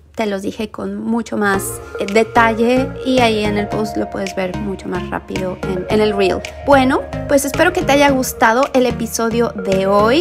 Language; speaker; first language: Spanish; native; Spanish